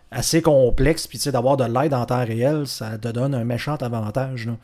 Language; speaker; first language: French; native; French